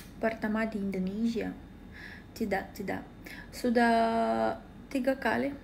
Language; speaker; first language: Indonesian; non-native, learner; Russian